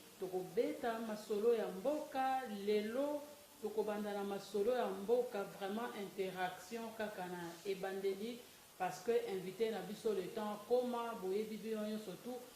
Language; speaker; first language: Lingala; native; Lingala